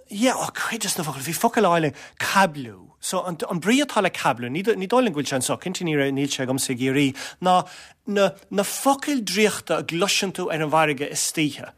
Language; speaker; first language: Irish; non-native, local second language; English